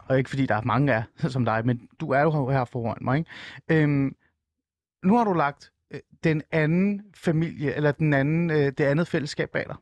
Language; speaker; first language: Danish; early bilingual, other home language; Persian